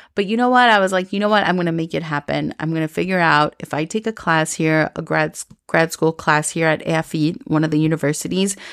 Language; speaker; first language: English; early bilingual, other home language; Spanish